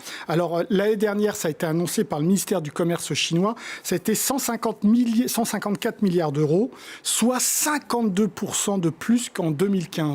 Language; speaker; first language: French; native; French